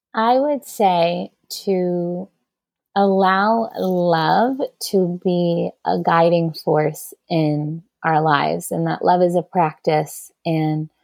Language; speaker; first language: English; native; English